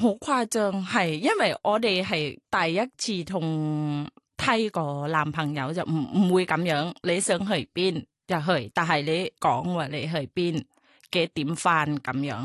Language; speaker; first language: Cantonese; non-native, learner; Thai